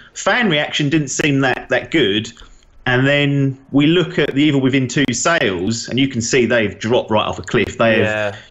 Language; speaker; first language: English; native; English